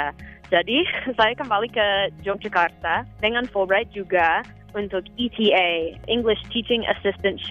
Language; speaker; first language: Indonesian; non-native, fluent; English